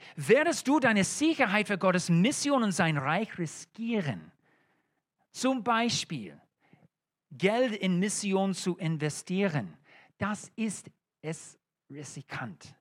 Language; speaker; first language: German; non-native, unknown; English